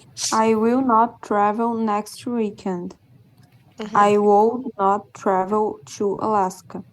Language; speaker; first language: English; non-native, learner; Portuguese